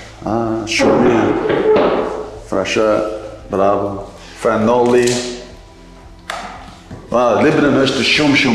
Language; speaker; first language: Albanian; non-native, learner; English